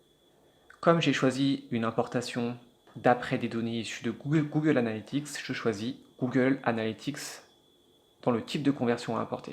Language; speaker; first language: French; native; French